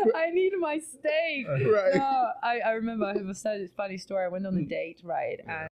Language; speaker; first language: English; non-native, fluent; Latvian